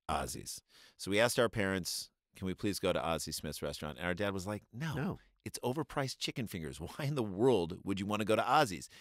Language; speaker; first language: English; native; English